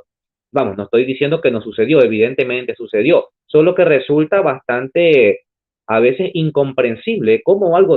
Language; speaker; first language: Spanish; native; Spanish